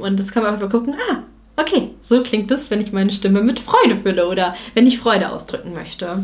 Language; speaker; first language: German; native; German